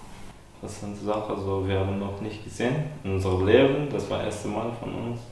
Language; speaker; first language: German; non-native, learner; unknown